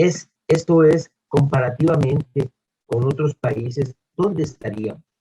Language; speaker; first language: Spanish; native; Spanish